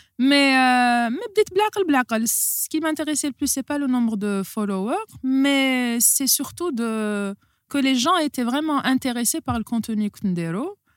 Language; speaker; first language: French; non-native, local second language; Arabic